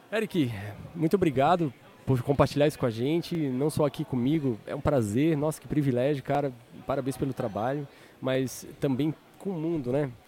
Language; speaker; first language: Portuguese; native; Portuguese